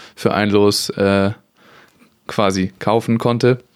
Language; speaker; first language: German; native; German